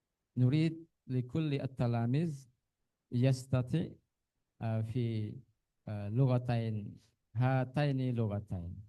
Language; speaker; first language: Arabic; non-native, learner; Indonesian